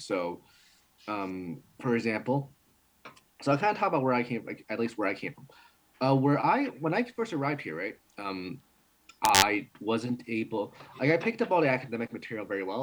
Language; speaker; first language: English; early bilingual, other home language; Cantonese